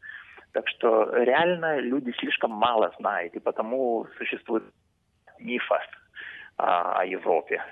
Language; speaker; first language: Russian; non-native, fluent; Lithuanian